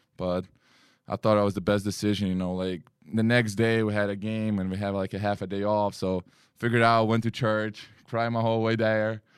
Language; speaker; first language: English; non-native, fluent; Lithuanian